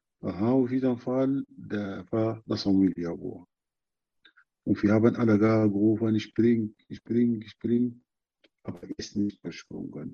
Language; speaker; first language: German; non-native, learner; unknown